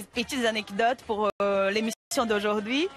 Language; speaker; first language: French; non-native, fluent; Portuguese